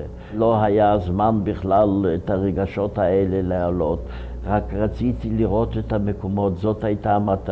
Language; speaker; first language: Hebrew; non-native, fluent; Ukrainian